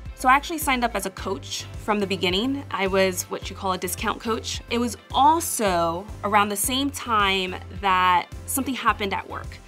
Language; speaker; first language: English; native; English